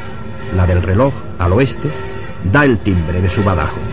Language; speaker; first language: Spanish; native; Spanish